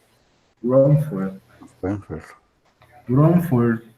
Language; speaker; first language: English; non-native, learner; Spanish